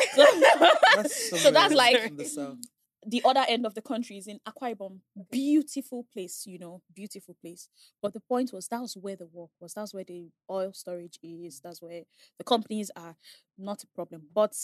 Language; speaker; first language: English; non-native, local second language; Igbo